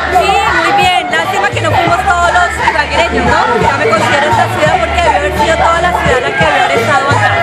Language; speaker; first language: Spanish; native; Spanish